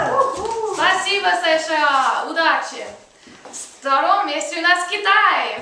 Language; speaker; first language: Russian; non-native, learner; English